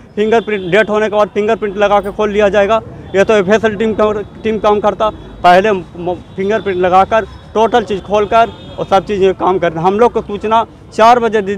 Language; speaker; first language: Hindi; native; Hindi